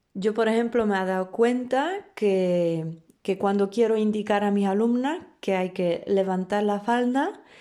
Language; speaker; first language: Spanish; non-native, fluent; Polish